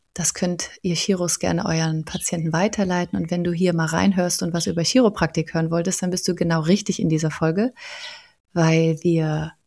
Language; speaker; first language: German; native; German